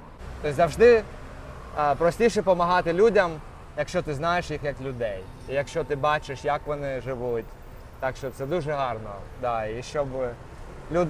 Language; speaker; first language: Ukrainian; non-native, local second language; Russian